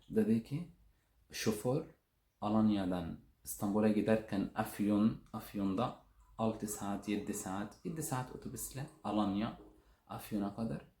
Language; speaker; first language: Turkish; non-native, learner; Arabic